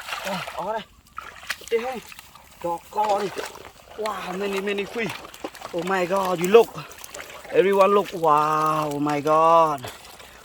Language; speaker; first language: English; non-native, learner; Vietnamese